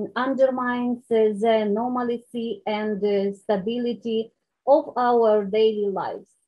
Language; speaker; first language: English; non-native, learner; Ukrainian